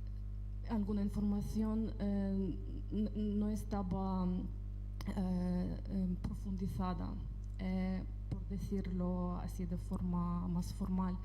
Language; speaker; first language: Spanish; non-native, fluent; Ukrainian